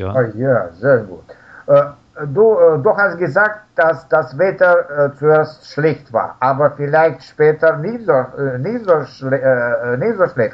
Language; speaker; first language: German; non-native, learner; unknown